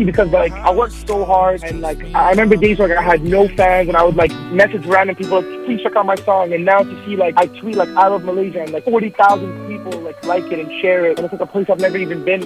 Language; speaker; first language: English; native; English